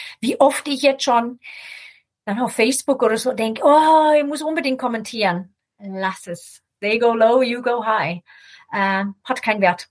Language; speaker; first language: German; non-native, fluent; Swedish